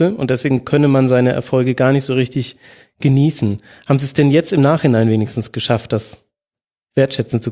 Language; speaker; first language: German; native; German